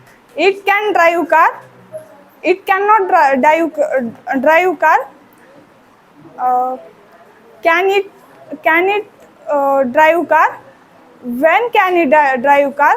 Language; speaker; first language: English; non-native, learner; Marathi